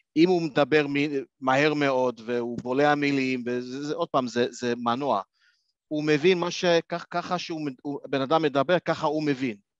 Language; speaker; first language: Hebrew; non-native, fluent; English